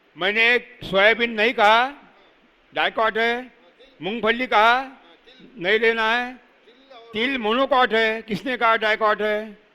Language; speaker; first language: Hindi; non-native, local second language; Marathi